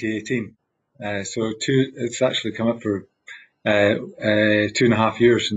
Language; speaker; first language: English; native; English